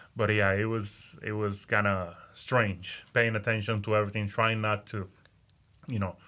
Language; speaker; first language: English; non-native, fluent; Spanish